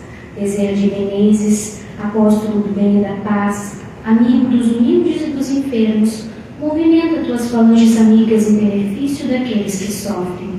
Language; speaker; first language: Portuguese; native; Portuguese